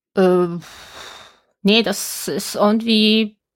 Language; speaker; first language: German; non-native, fluent; Japanese